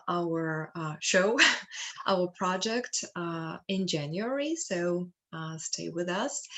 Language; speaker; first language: English; non-native, fluent; Russian